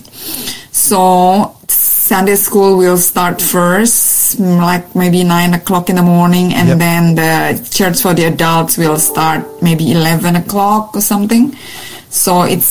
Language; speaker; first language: English; non-native, fluent; Indonesian